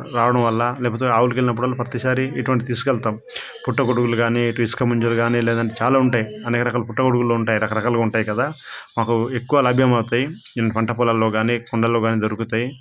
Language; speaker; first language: Telugu; non-native, local second language; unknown